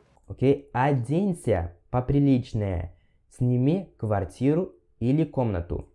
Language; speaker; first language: Russian; non-native, fluent; Portuguese